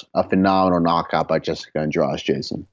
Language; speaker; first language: English; native; English